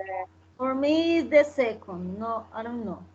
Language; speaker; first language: English; non-native, learner; Spanish